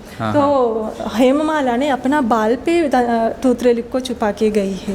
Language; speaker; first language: Hindi; non-native, fluent; Sinhala